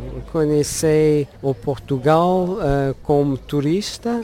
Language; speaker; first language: Portuguese; non-native, learner; Luxembourgish